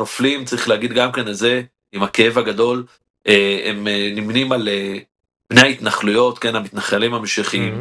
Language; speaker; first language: Hebrew; native; Hebrew